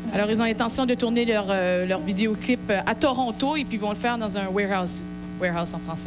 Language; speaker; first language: French; native; French